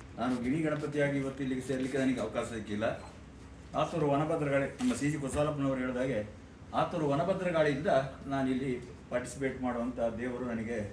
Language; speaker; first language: Kannada; non-native, local second language; Kodava